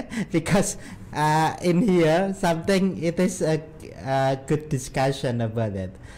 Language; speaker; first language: English; non-native, learner; Indonesian